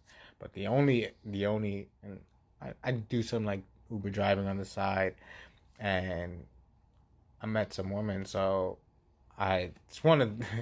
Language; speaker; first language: English; native; English